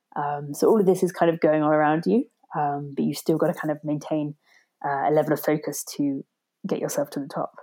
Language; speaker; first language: English; native; English